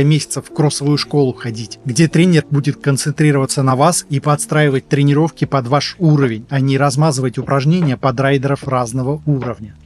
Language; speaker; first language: Russian; native; Russian